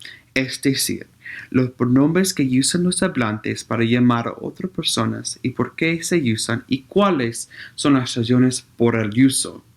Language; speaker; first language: Spanish; non-native, learner; English